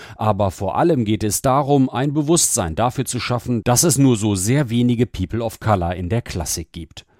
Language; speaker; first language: German; non-native, fluent; Malay